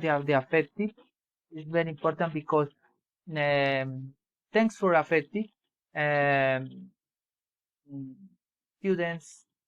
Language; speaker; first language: English; non-native, learner; Spanish